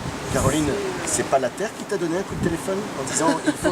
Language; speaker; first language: French; native; French